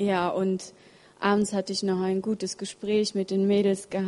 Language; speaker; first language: German; early bilingual, other home language; Russian